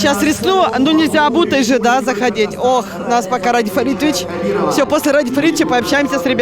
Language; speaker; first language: Russian; native; Russian